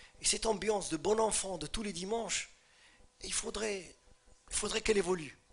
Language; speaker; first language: French; non-native, local second language; Arabic